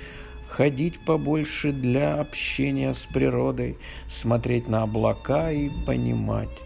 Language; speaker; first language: Russian; native; Russian